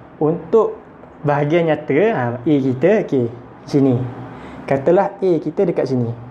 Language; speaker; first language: Malay; native; Malay